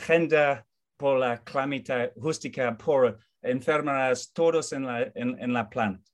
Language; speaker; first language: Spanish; non-native, learner; English